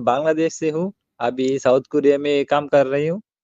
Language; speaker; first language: Hindi; non-native, learner; Bangla